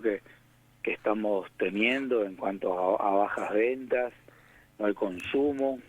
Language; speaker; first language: Spanish; native; Spanish